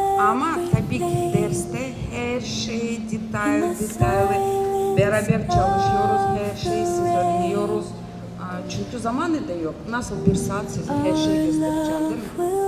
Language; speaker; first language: Turkish; non-native, learner; Russian